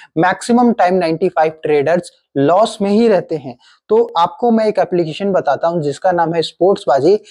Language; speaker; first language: Hindi; native; Hindi